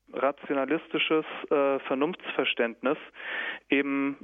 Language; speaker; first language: German; native; German